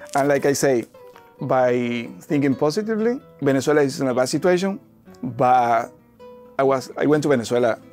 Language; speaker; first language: English; non-native, fluent; Spanish